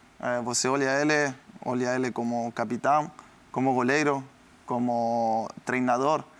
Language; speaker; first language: Portuguese; non-native, learner; Spanish